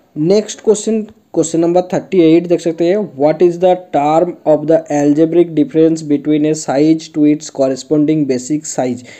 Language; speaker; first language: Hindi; non-native, local second language; Bangla